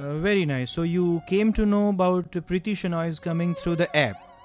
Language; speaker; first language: Hindi; native; Hindi